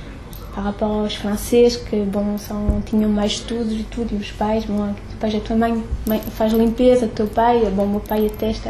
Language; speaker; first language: Portuguese; early bilingual, heritage; French